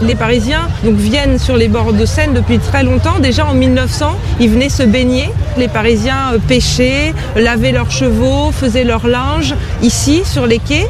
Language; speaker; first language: French; native; French